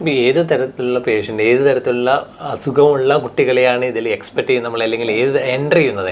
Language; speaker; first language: Malayalam; native; Malayalam